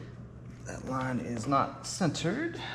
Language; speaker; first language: English; native; English